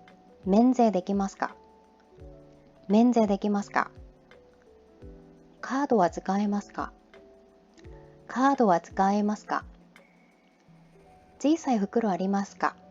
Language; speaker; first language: Japanese; non-native, fluent; Korean